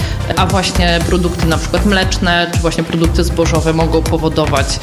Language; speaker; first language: Polish; native; Polish